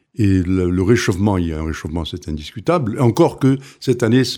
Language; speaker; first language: French; native; French